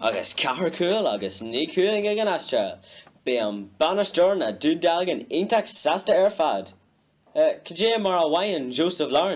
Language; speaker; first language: Irish; non-native, local second language; English